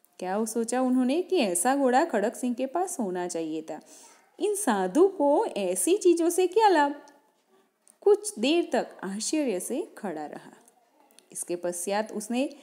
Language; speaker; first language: Hindi; non-native, local second language; Gujarati